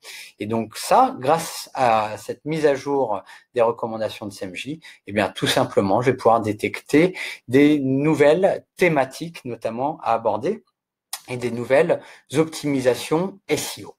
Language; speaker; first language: French; native; French